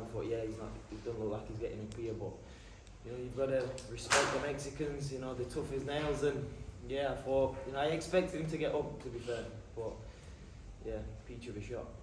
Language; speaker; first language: English; native; English